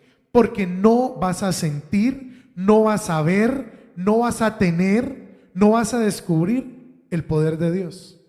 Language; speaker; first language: Spanish; native; Spanish